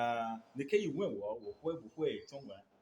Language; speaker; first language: Chinese; non-native, learner; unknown